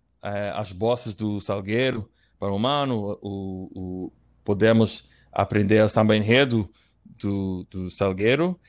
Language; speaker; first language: Portuguese; non-native, learner; English